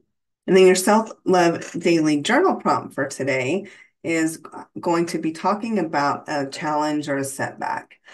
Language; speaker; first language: English; native; English